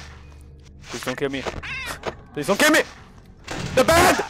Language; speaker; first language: English; non-native, learner; Italian